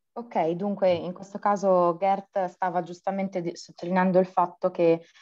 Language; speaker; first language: Italian; native; Italian